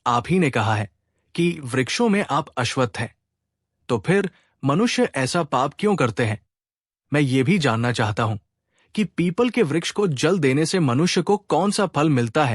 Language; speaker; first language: Hindi; native; Hindi